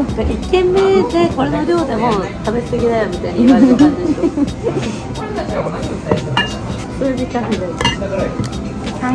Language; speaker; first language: Japanese; native; Japanese